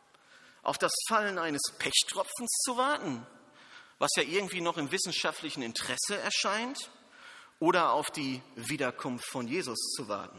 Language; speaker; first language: German; native; German